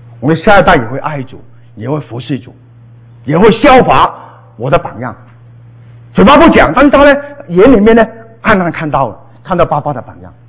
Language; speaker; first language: Chinese; non-native, local second language; Cantonese